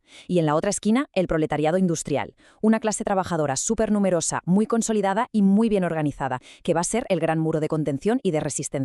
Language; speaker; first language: Spanish; native; Spanish